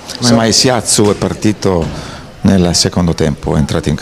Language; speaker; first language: Italian; native; Italian